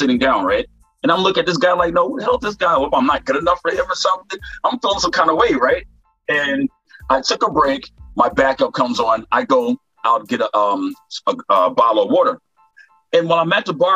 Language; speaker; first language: English; native; English